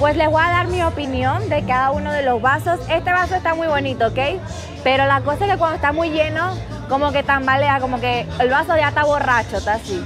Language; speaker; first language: Spanish; native; Spanish